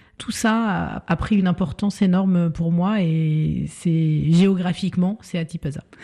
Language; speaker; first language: French; early bilingual, other home language; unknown